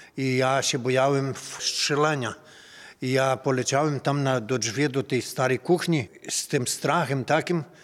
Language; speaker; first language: Polish; early bilingual, heritage; Polish